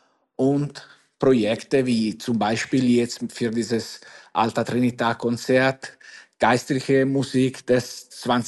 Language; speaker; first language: German; non-native, learner; Italian